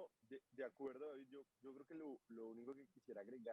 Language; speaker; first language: Spanish; native; Spanish